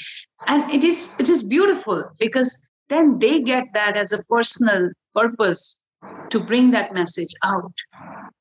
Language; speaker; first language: English; non-native, local second language; Hindi